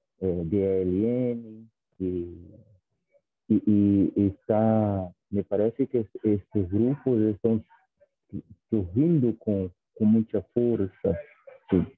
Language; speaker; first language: Spanish; non-native, fluent; Portuguese